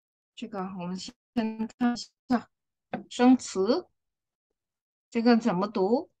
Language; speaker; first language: Chinese; non-native, fluent; Vietnamese